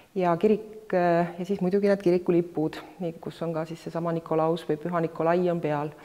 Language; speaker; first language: Estonian; native; Estonian